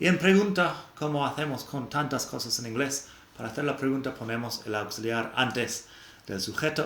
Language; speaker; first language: Spanish; non-native, fluent; English